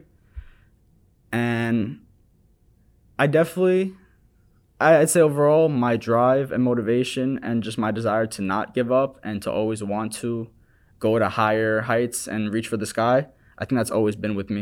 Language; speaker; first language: English; native; English